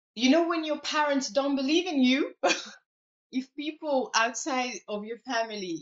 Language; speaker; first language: English; non-native, fluent; French